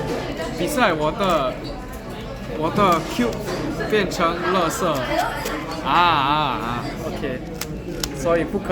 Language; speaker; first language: Chinese; non-native, learner; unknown